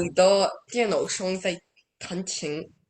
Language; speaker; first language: Chinese; early bilingual, other home language; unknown